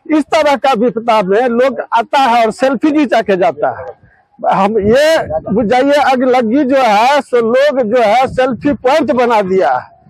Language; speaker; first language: Hindi; native; Hindi